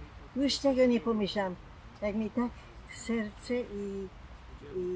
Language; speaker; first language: Polish; non-native, local second language; German